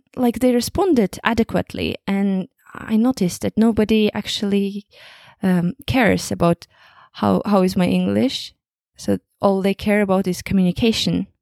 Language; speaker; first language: English; non-native, fluent; Kazakh